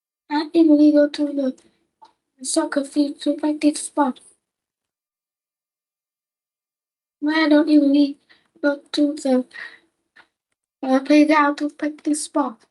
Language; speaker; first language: English; non-native, learner; Vietnamese